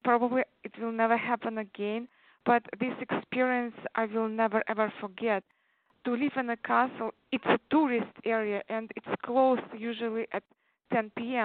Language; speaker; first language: English; non-native, fluent; Tatar